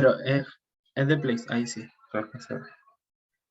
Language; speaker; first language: Spanish; native; Spanish